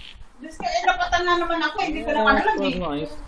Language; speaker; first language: English; non-native, fluent; Arabic